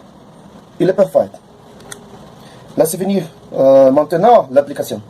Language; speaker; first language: French; non-native, learner; Portuguese